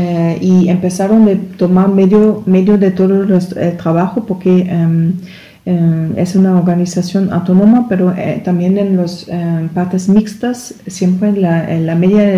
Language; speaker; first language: Spanish; non-native, learner; German